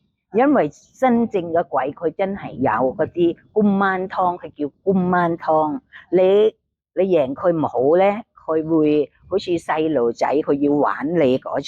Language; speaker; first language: Cantonese; non-native, learner; Thai